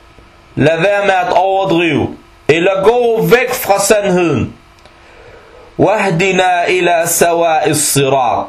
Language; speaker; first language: Danish; early bilingual, other home language; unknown